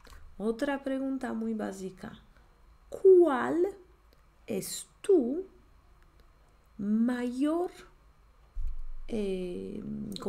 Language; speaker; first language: Spanish; non-native, fluent; Polish